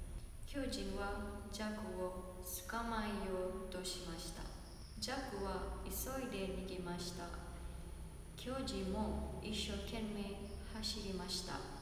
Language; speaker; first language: Japanese; non-native, learner; Indonesian